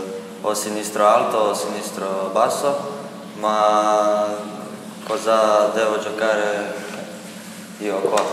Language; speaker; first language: Italian; non-native, learner; Croatian